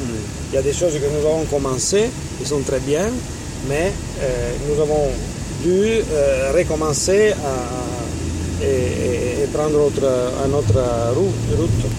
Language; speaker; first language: French; non-native, fluent; Italian